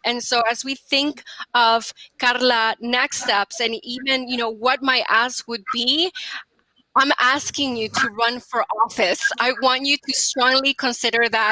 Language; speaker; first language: English; early bilingual, other home language; Spanish